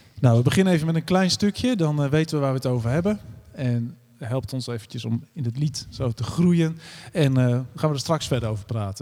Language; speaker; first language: Dutch; native; Dutch